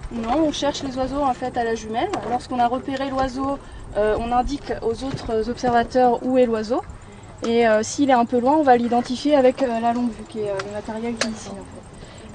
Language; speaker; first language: French; native; French